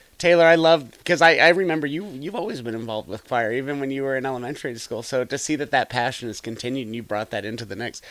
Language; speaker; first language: English; native; English